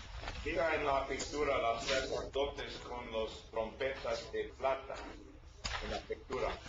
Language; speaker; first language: Spanish; non-native, learner; English